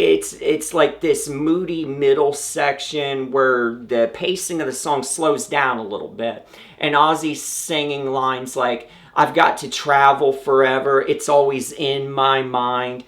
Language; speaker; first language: English; native; English